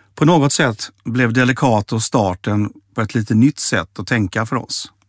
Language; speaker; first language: Swedish; native; Swedish